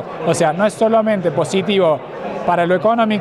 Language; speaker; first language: Spanish; native; Spanish